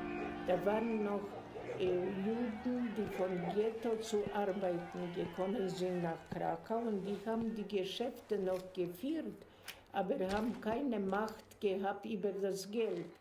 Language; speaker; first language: German; non-native, fluent; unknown